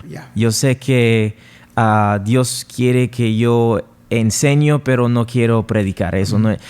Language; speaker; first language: Spanish; non-native, fluent; English